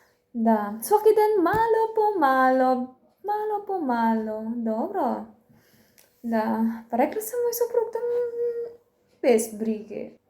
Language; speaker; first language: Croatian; non-native, learner; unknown